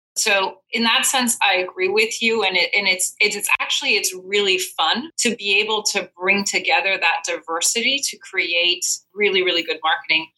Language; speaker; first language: English; non-native, fluent; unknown